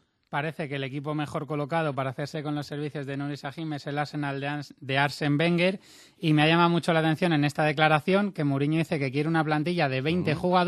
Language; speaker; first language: Spanish; native; Spanish